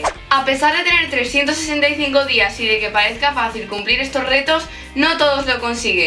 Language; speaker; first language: Spanish; native; Spanish